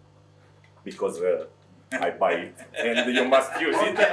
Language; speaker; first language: English; non-native, learner; Romanian